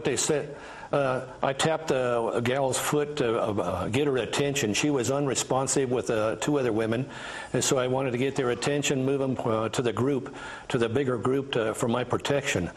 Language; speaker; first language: English; native; English